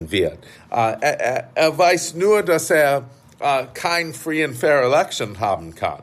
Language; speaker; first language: German; non-native, fluent; English